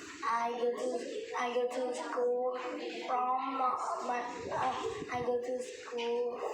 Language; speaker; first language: English; non-native, learner; Vietnamese